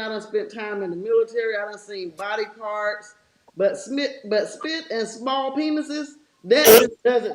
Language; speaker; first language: English; native; English